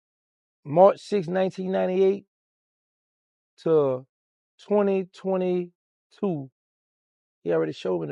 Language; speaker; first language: English; native; English